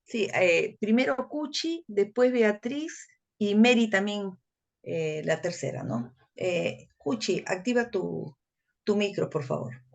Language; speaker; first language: Spanish; native; Spanish